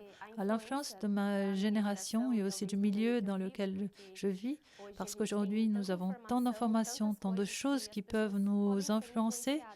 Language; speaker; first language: French; non-native, fluent; Portuguese